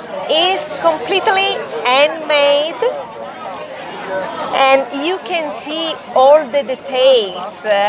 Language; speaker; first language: English; non-native, fluent; Italian